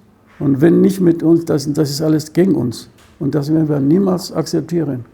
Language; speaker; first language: German; non-native, fluent; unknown